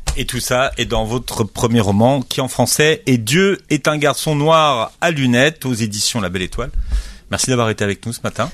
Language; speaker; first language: French; native; French